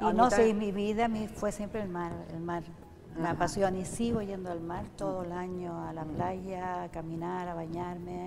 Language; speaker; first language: Spanish; native; Spanish